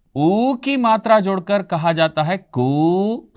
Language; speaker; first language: Hindi; non-native, local second language; Telugu